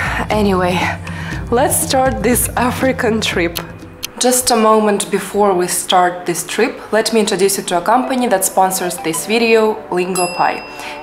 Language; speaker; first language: English; non-native, fluent; Russian